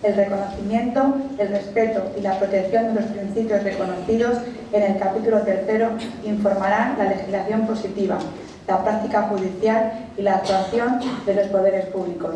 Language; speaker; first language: Spanish; native; Spanish